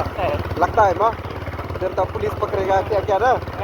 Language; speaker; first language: Hindi; non-native, learner; Malay